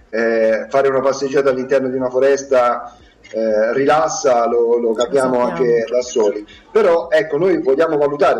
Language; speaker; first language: Italian; native; Italian